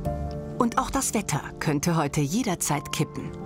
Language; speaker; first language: German; native; German